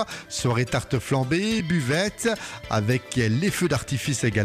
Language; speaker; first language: French; native; French